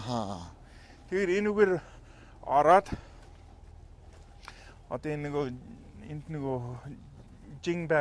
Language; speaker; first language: Mongolian; non-native, fluent; English